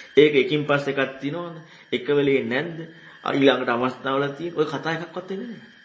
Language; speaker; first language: Sinhala; native; Sinhala